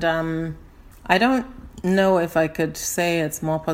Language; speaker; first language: English; native; English